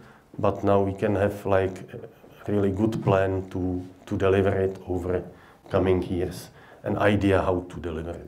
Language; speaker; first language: English; non-native, fluent; Czech